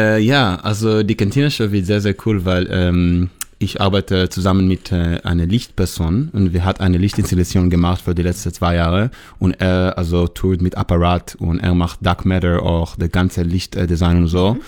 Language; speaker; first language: German; non-native, learner; Hebrew